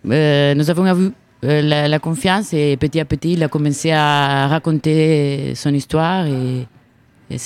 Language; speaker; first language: French; non-native, learner; Italian